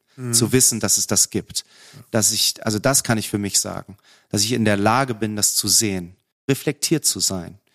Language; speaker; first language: German; native; German